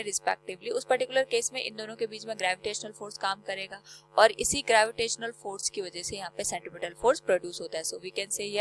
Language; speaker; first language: Hindi; native; Hindi